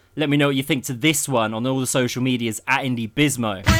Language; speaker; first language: English; native; English